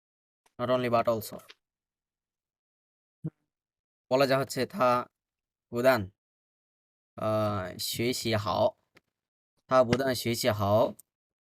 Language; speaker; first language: Chinese; non-native, learner; Bangla